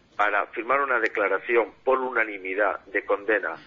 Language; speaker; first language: Spanish; native; Spanish